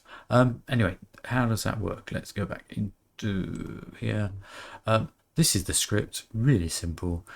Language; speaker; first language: English; native; English